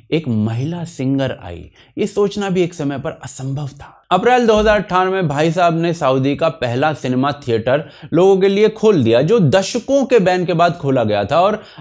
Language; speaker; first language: Hindi; native; Hindi